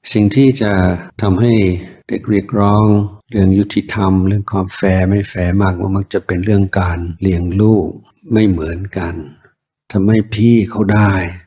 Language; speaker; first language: Thai; non-native, fluent; English